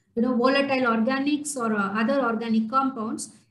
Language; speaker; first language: English; non-native, local second language; Tamil